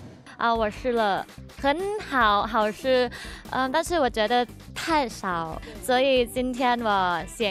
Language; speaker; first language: Chinese; non-native, learner; Thai